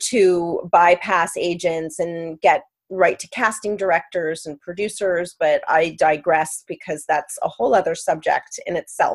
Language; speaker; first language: English; native; English